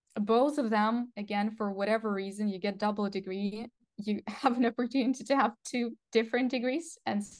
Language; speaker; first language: English; non-native, fluent; Russian